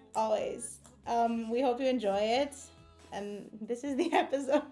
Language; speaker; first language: English; non-native, fluent; Portuguese